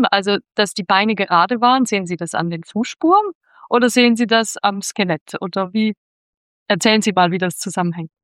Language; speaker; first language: German; native; German